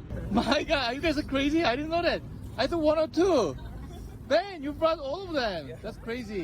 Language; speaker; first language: English; non-native, fluent; Korean